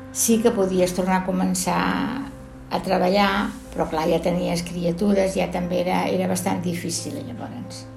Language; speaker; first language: Catalan; native; Catalan